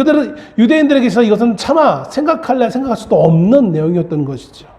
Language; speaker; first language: Korean; native; Korean